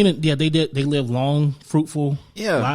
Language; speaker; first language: English; native; English